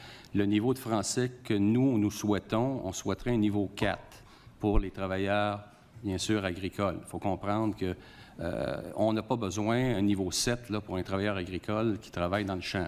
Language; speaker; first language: French; native; French